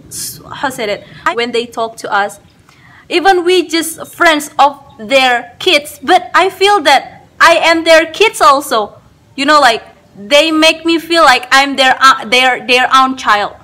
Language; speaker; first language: English; non-native, learner; Indonesian